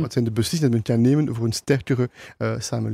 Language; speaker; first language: Dutch; non-native, local second language; French